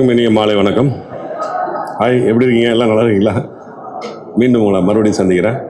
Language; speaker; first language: Tamil; native; Tamil